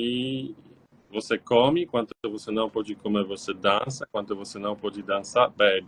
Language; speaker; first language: Portuguese; non-native, learner; Polish